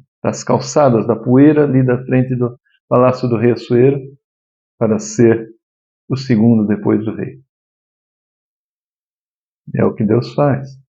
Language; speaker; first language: Portuguese; native; Portuguese